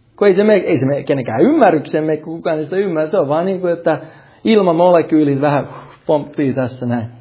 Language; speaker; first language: Finnish; early bilingual, heritage; Finnish